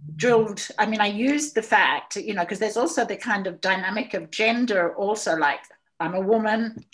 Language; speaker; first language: English; native; English